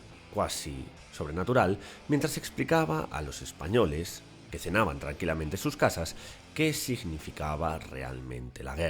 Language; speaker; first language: Spanish; native; Spanish